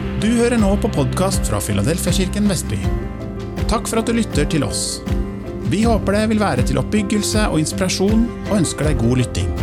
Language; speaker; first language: Norwegian; native; Norwegian